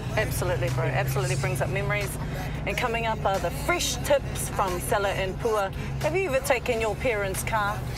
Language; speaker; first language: English; native; English